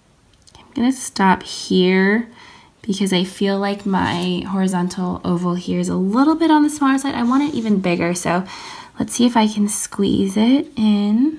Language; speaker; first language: English; native; English